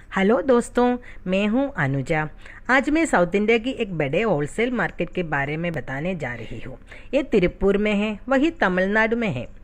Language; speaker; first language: Hindi; non-native, fluent; Tamil